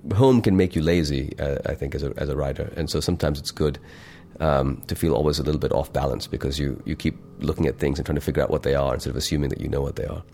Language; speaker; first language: English; non-native, local second language; Urdu